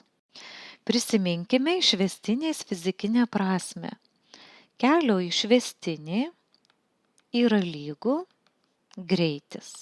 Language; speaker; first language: Lithuanian; native; Lithuanian